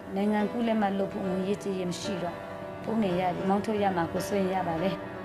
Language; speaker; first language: Burmese; non-native, local second language; Kachin